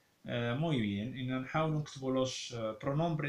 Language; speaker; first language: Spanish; non-native, fluent; Arabic